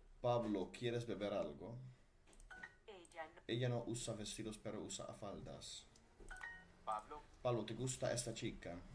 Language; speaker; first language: Spanish; non-native, learner; Dutch